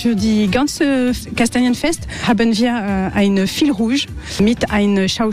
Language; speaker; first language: German; non-native, learner; French